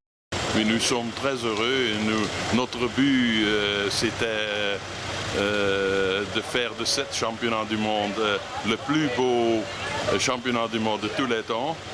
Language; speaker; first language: French; non-native, fluent; Dutch